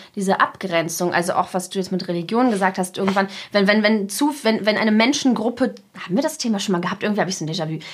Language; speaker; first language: German; early bilingual, other home language; Russian